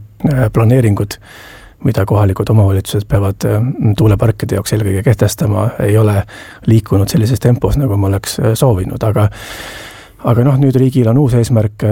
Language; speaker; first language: Estonian; native; Estonian